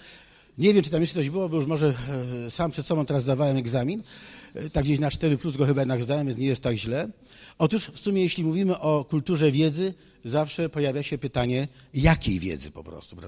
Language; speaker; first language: Polish; native; Polish